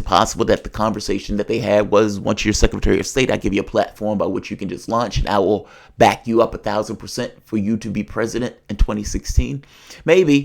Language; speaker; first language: English; native; English